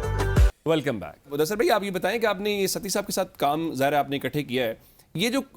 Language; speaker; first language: Urdu; native; Urdu